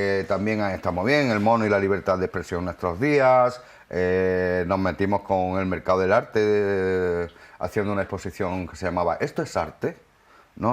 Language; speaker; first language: Spanish; native; Spanish